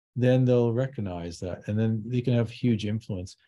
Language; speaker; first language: English; native; English